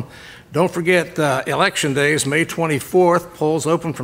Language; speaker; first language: English; native; English